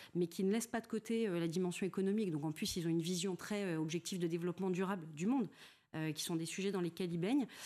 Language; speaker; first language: French; native; French